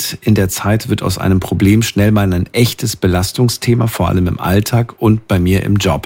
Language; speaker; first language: German; native; German